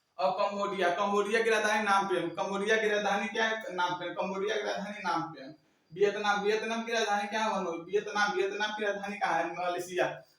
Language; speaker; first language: Hindi; native; Hindi